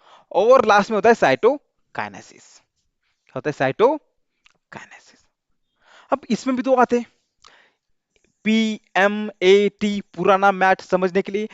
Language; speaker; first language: Hindi; non-native, local second language; Marathi